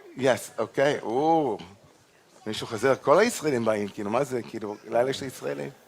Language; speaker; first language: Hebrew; native; Hebrew